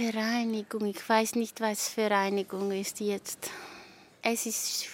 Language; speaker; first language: German; non-native, fluent; Greek